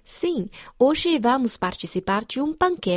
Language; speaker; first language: Portuguese; non-native, fluent; Chinese